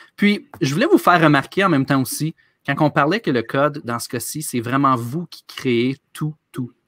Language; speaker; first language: French; native; French